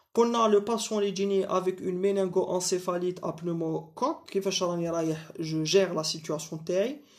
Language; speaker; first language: French; non-native, local second language; Arabic